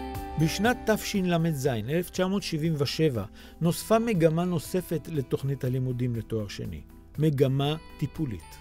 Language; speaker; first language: Hebrew; native; Hebrew